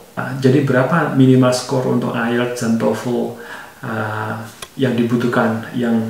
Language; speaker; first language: Indonesian; native; Indonesian